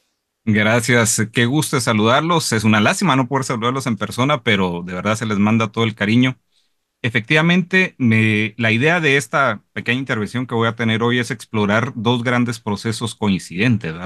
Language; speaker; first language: Spanish; native; Spanish